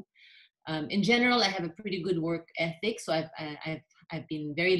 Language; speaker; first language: English; non-native, local second language; French